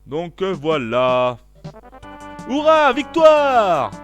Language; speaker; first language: French; native; French